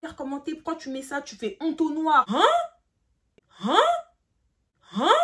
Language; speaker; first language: French; early bilingual, other home language; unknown